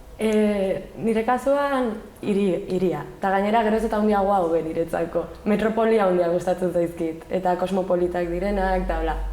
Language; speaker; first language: Basque; non-native, local second language; Spanish